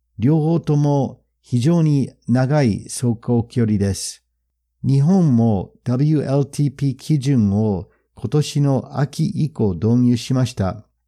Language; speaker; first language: Japanese; non-native, fluent; English